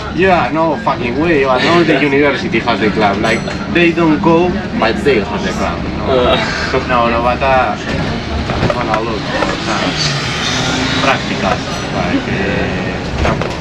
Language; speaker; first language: English; non-native, fluent; Spanish